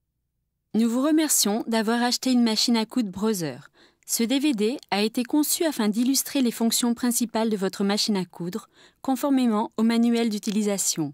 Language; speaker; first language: French; native; French